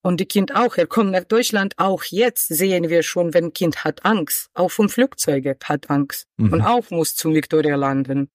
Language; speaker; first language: German; non-native, learner; Ukrainian